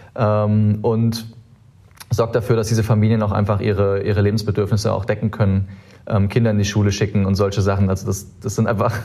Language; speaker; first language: German; native; German